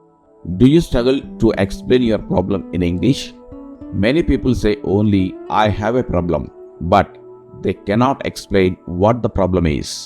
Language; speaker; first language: English; non-native, local second language; Telugu